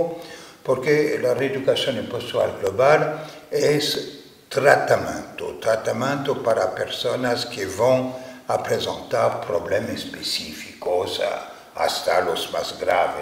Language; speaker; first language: Spanish; non-native, fluent; French